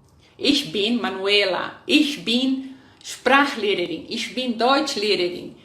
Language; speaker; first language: German; non-native, fluent; Portuguese